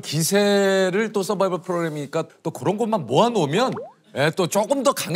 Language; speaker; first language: Korean; native; Korean